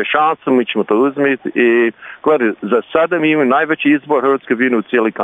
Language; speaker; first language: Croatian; early bilingual, heritage; Croatian